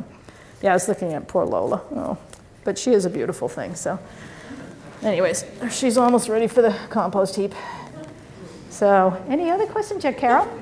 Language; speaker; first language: English; native; English